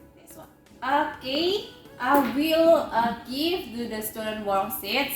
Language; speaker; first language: English; non-native, fluent; Indonesian